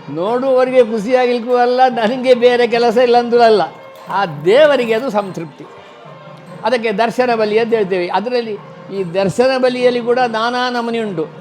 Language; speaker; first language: Kannada; non-native, local second language; Tulu